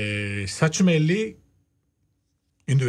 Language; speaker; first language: Georgian; non-native, learner; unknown